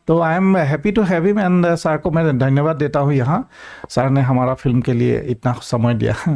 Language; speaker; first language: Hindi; non-native, local second language; Assamese